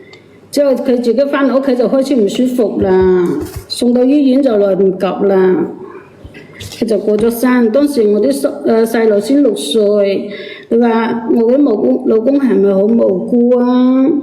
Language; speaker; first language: Cantonese; native; Cantonese